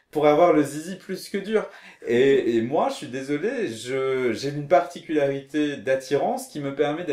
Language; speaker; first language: French; native; French